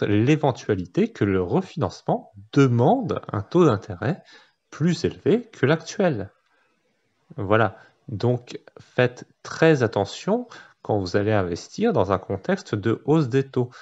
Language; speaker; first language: French; native; French